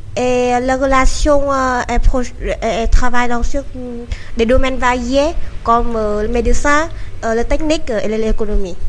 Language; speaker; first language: French; non-native, learner; Vietnamese